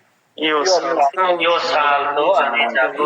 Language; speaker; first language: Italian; non-native, learner; Bangla